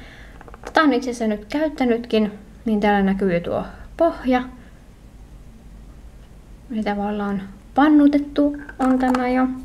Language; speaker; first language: Finnish; native; Finnish